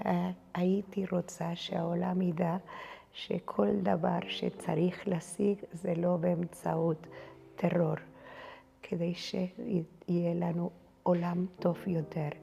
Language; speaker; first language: Hebrew; non-native, fluent; Spanish